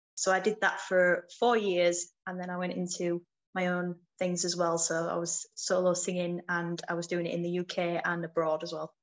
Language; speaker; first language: English; native; English